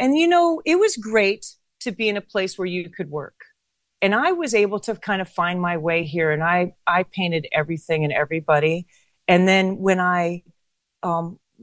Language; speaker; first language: English; native; English